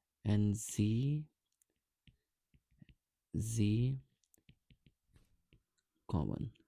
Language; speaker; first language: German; non-native, fluent; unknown